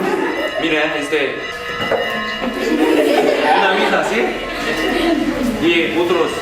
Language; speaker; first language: Spanish; non-native, learner; Korean